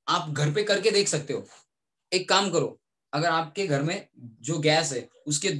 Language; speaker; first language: Hindi; native; Hindi